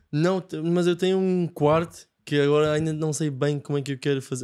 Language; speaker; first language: Portuguese; non-native, fluent; Japanese